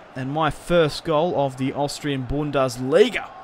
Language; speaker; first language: English; native; English